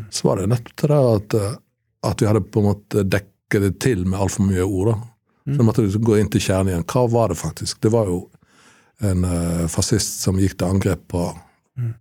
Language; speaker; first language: Norwegian; native; Norwegian